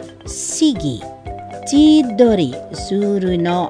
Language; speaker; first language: Japanese; non-native, fluent; Indonesian